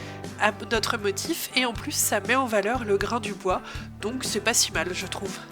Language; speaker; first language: French; native; French